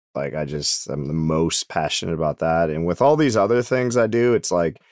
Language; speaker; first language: English; native; English